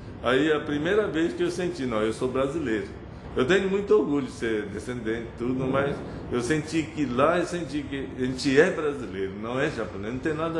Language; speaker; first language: Portuguese; early bilingual, other home language; Japanese